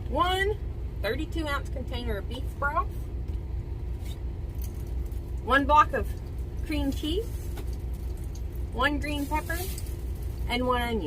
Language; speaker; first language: English; native; English